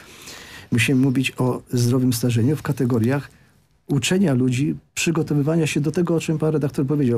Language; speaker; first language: Polish; native; Polish